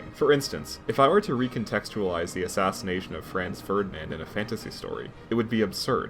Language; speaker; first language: English; native; English